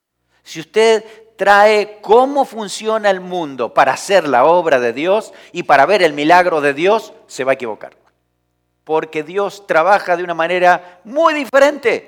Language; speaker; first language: Spanish; native; Spanish